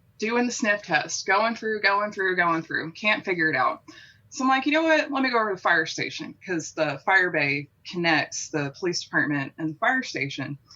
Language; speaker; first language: English; native; English